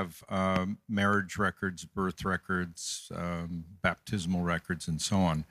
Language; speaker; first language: English; native; English